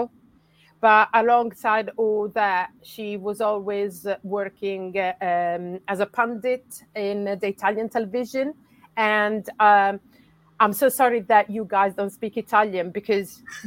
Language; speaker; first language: English; non-native, fluent; Italian